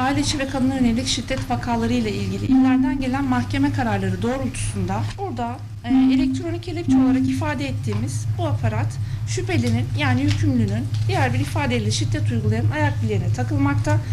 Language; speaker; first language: Turkish; native; Turkish